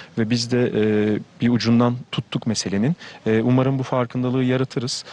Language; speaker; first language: Turkish; native; Turkish